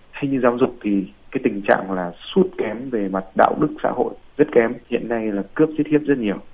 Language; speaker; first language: Vietnamese; native; Vietnamese